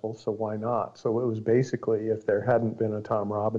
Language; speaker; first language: English; native; English